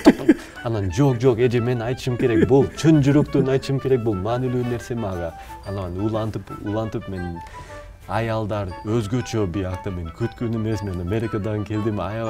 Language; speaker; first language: Kyrgyz; non-native, learner; English